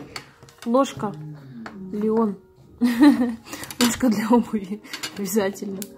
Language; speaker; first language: Russian; native; Russian